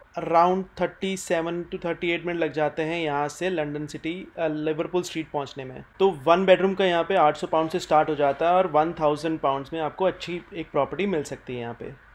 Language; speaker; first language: Hindi; native; Hindi